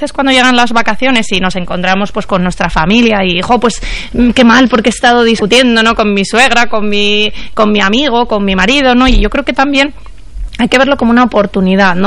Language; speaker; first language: Spanish; native; Spanish